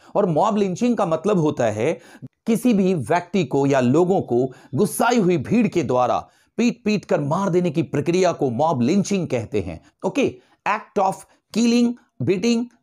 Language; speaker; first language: Hindi; native; Hindi